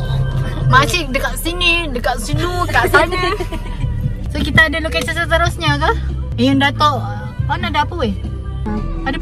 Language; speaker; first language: Malay; native; Malay